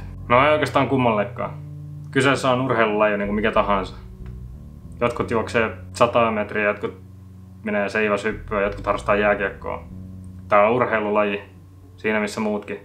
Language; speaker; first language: Finnish; native; Finnish